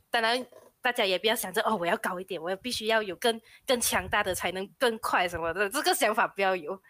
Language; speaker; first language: Chinese; native; Chinese